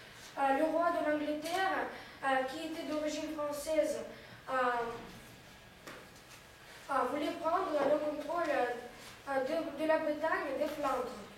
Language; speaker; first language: French; non-native, learner; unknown